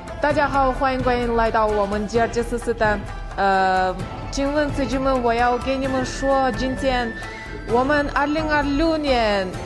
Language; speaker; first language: Chinese; non-native, learner; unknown